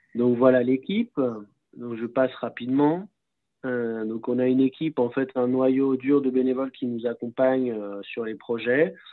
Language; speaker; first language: French; native; French